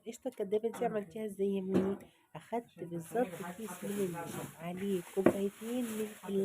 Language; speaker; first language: Arabic; native; Arabic